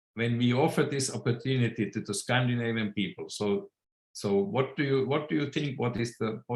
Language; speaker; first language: English; non-native, fluent; Finnish